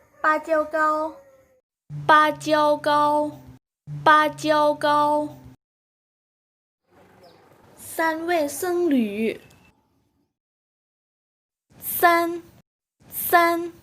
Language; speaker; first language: Chinese; non-native, fluent; Thai